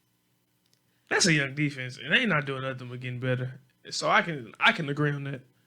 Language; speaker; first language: English; native; English